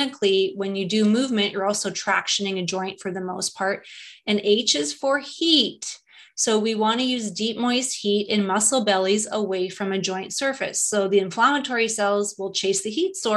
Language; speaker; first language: English; native; English